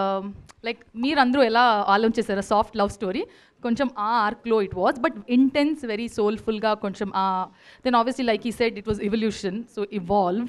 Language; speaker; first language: Telugu; non-native, fluent; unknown